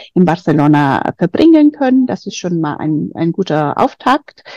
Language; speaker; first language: German; non-native, fluent; Spanish